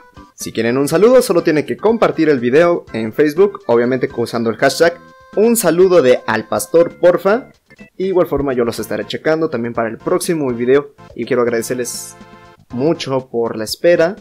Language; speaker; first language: Spanish; native; Spanish